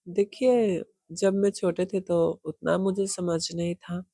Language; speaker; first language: Hindi; non-native, local second language; Bangla